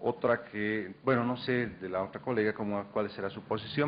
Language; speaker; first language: Spanish; native; Spanish